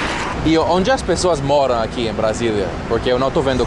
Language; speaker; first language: Portuguese; non-native, learner; English